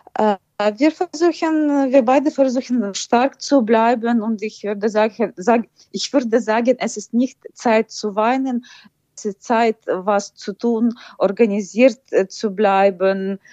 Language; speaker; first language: German; non-native, fluent; Ukrainian